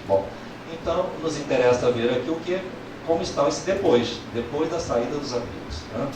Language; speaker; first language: Portuguese; native; Portuguese